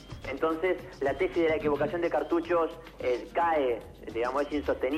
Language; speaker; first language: Spanish; native; Spanish